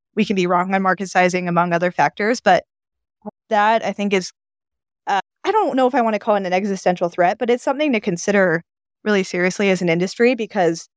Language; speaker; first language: English; non-native, fluent; Japanese